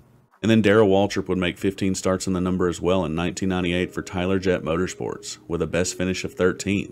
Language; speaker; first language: English; native; English